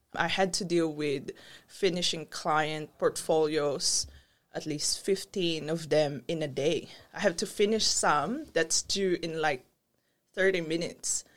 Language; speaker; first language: English; non-native, local second language; Filipino